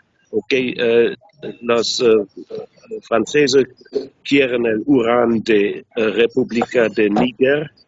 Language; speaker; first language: Spanish; non-native, learner; German